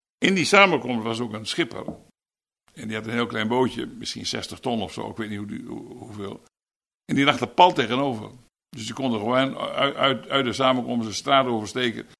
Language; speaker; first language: Dutch; native; Dutch